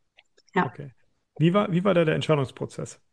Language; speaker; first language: German; native; German